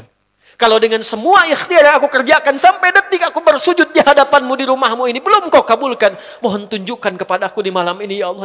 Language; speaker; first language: Indonesian; native; Indonesian